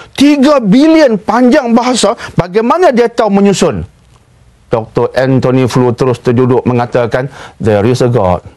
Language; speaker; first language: Malay; native; Malay